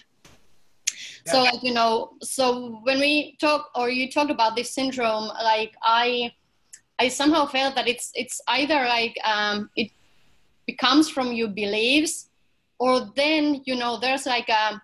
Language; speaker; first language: English; non-native, fluent; Finnish